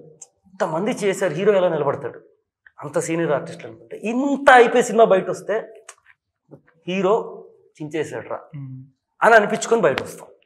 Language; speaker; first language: Telugu; native; Telugu